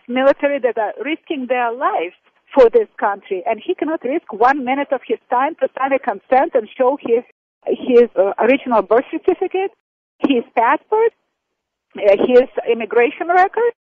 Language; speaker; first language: English; non-native, fluent; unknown